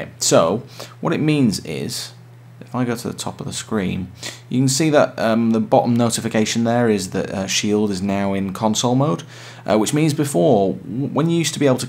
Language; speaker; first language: English; native; English